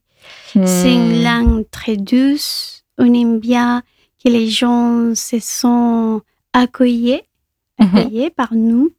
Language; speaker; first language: French; non-native, fluent; Spanish